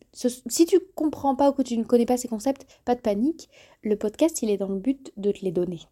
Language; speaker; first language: French; native; French